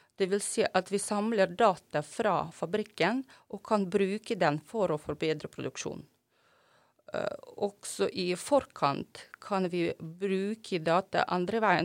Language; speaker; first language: Norwegian; non-native, fluent; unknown